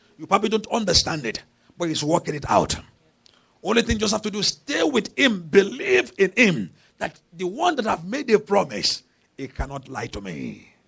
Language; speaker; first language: English; non-native, local second language; Yoruba